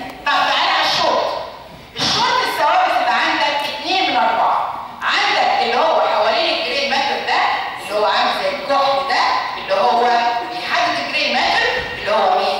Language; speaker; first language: Arabic; native; Arabic